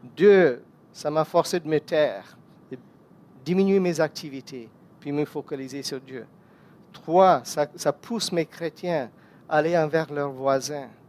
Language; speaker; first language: French; non-native, fluent; English